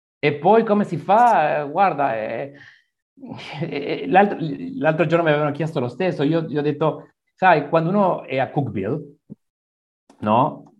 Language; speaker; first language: Italian; non-native, learner; Spanish